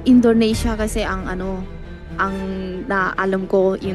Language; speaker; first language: Filipino; non-native, learner; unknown